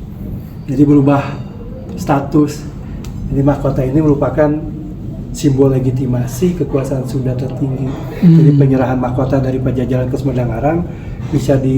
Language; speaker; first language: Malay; non-native, local second language; Sundanese